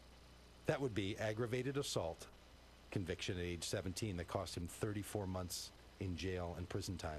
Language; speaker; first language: English; native; English